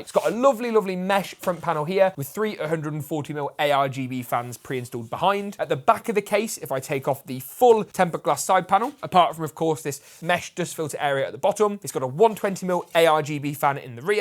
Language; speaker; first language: English; native; English